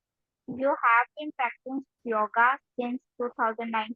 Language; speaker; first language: English; non-native, learner; Urdu